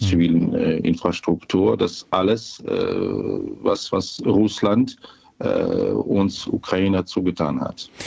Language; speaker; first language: German; non-native, fluent; Ukrainian